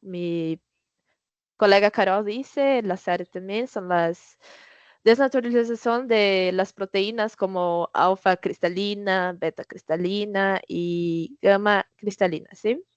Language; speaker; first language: Spanish; non-native, learner; Portuguese